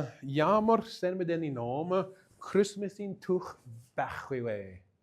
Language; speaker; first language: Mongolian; non-native, learner; English